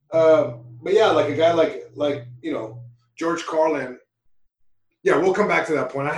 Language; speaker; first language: English; early bilingual, other home language; Spanish